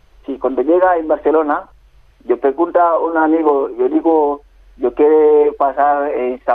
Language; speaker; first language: Spanish; non-native, learner; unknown